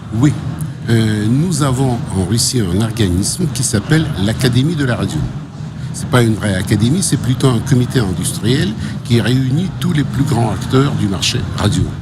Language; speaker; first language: French; non-native, fluent; Russian